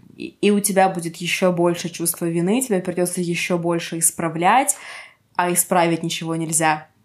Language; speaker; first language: Russian; non-native, local second language; Ukrainian